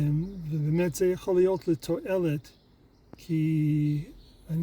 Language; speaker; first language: Hebrew; non-native, fluent; English